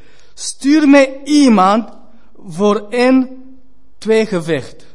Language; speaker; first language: Dutch; non-native, fluent; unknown